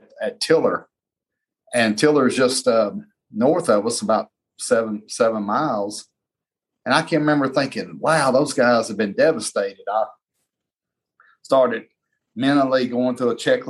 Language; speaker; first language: English; native; English